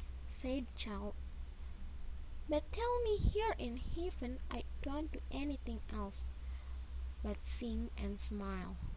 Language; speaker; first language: English; non-native, learner; Indonesian